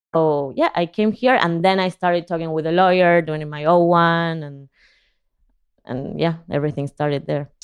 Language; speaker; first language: English; non-native, fluent; Spanish